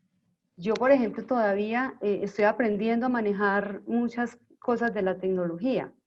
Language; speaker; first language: Spanish; native; Spanish